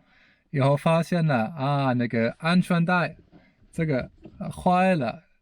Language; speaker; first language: Chinese; non-native, learner; German